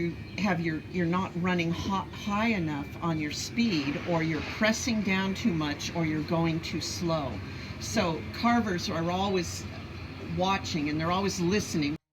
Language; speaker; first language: English; native; English